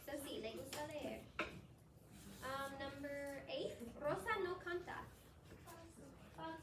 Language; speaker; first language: Spanish; non-native, fluent; English